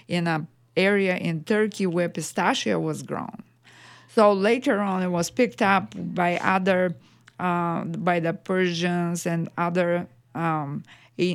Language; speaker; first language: English; non-native, fluent; Bulgarian